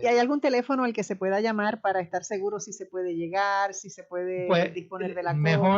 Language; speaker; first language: Spanish; native; Spanish